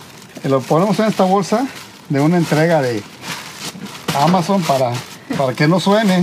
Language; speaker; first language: Spanish; native; Spanish